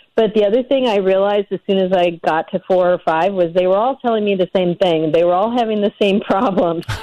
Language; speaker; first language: English; native; English